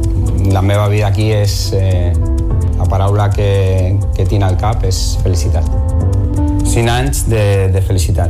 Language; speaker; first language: Catalan; non-native, learner; Spanish